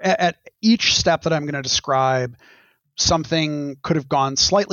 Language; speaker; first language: English; native; English